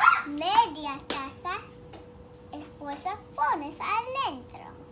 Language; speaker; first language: Spanish; early bilingual, heritage; Spanish